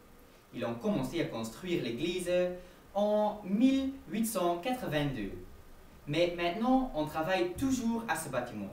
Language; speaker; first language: French; non-native, learner; Dutch